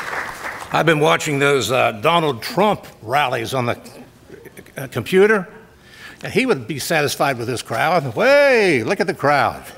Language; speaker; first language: English; native; English